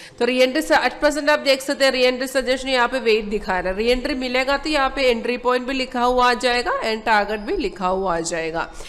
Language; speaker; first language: Hindi; non-native, local second language; Malayalam